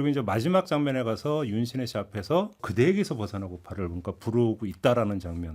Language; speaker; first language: Korean; native; Korean